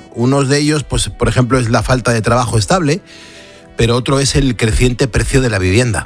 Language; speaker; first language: Spanish; native; Spanish